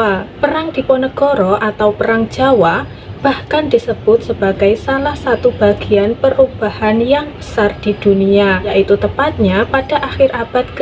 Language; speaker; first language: Indonesian; native; Indonesian